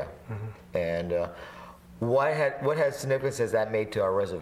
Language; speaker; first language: English; native; English